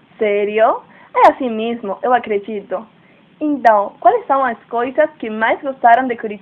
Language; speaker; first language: Portuguese; non-native, learner; Spanish